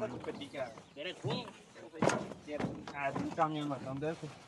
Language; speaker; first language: Spanish; native; Spanish